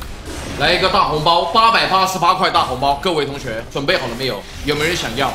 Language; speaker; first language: Chinese; native; Chinese